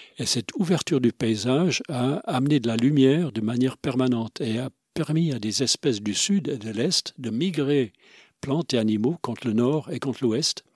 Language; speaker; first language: French; non-native, local second language; Swiss German